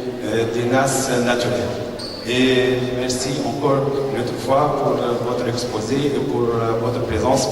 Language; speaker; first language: French; non-native, local second language; Arabic